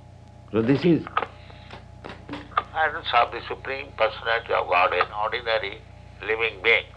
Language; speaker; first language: English; non-native, local second language; Bangla